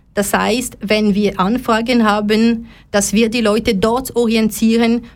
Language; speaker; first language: German; non-native, fluent; Lingala